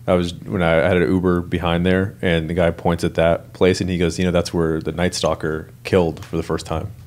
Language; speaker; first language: English; native; English